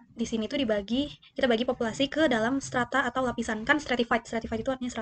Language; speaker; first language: Indonesian; native; Indonesian